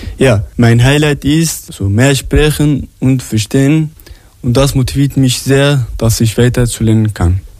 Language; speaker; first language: German; non-native, learner; Arabic